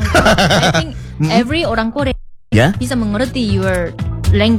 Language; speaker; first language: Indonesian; non-native, learner; Korean